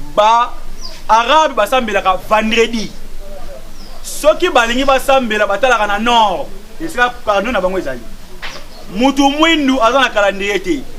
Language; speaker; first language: Lingala; non-native, local second language; Luba-Lulua